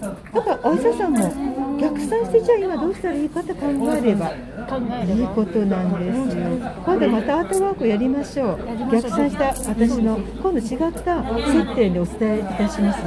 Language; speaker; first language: Japanese; native; Japanese